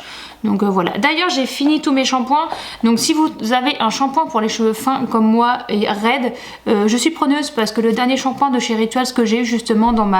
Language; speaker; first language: French; native; French